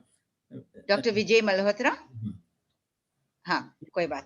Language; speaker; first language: Hindi; early bilingual, heritage; Hindi